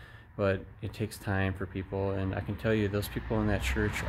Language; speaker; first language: English; native; English